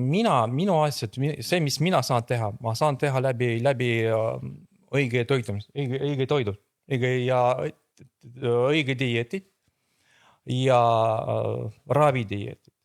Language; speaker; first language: Estonian; non-native, fluent; Russian